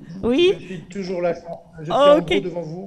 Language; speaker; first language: French; native; French